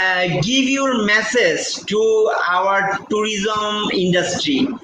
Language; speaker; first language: English; non-native, local second language; Bangla